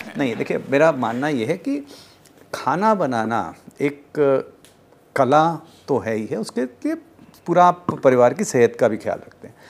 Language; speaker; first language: Hindi; native; Hindi